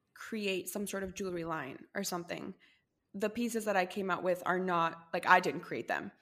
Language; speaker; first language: English; non-native, fluent; Spanish